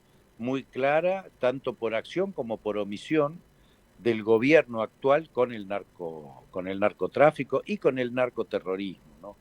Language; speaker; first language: Spanish; native; Spanish